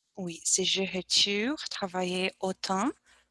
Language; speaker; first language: French; non-native, learner; Portuguese